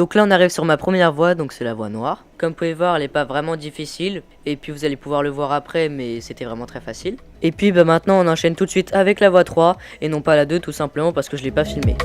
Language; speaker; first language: French; native; French